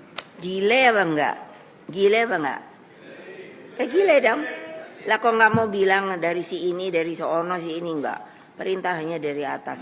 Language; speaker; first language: Indonesian; native; Indonesian